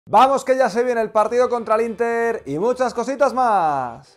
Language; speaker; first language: Spanish; native; Spanish